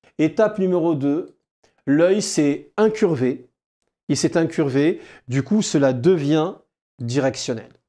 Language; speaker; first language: French; native; French